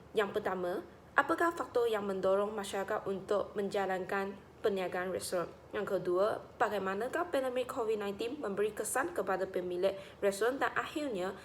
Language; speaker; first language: Malay; non-native, local second language; Chinese